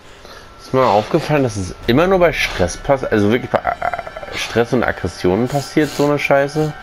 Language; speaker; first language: German; native; German